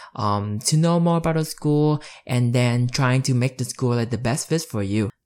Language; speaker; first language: English; early bilingual, other home language; Vietnamese